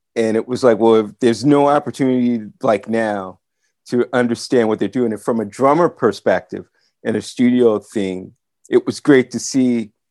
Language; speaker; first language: English; native; English